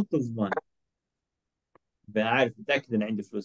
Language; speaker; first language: Arabic; native; Arabic